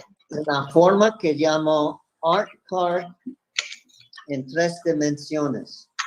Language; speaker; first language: Spanish; non-native, fluent; English